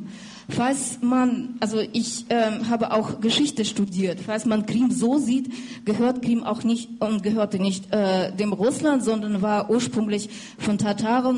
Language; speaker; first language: German; non-native, fluent; Russian